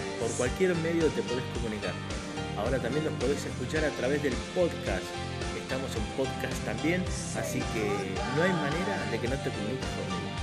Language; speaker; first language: Spanish; native; Spanish